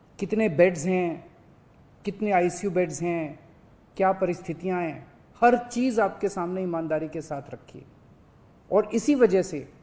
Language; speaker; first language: Hindi; native; Hindi